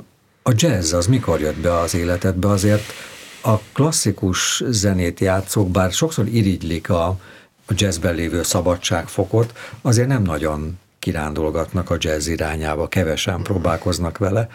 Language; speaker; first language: Hungarian; native; Hungarian